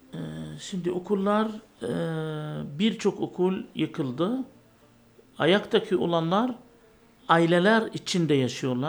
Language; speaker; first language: Turkish; non-native, fluent; Arabic